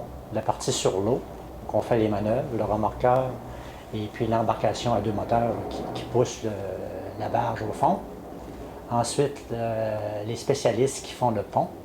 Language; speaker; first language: French; native; French